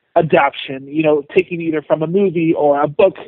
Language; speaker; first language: English; native; English